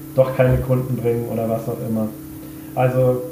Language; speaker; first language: German; native; German